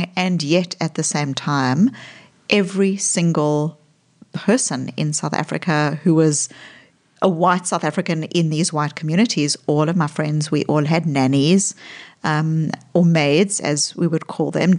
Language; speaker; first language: English; native; English